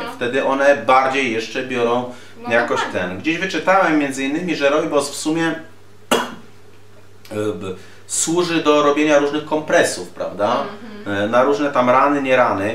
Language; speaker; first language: Polish; native; Polish